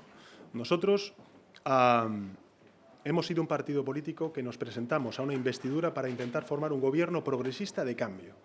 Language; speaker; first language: Spanish; native; Spanish